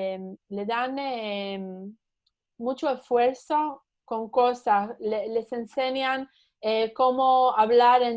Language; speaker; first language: Spanish; early bilingual, heritage; Spanish